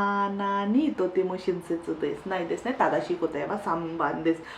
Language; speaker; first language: Japanese; non-native, fluent; Hindi